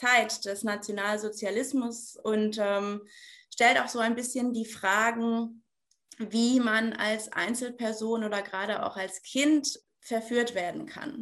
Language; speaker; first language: German; native; German